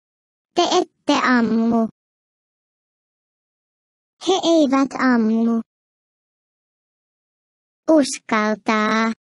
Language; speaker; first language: Finnish; non-native, fluent; Turkish